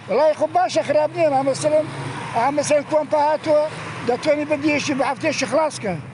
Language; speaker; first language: Central Kurdish; native; Central Kurdish